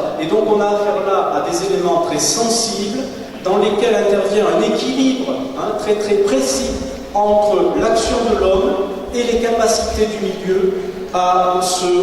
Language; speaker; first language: French; native; French